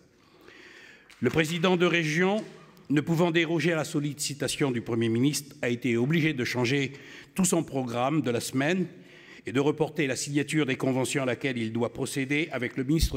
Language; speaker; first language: French; native; French